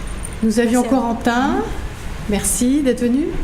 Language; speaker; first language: French; native; French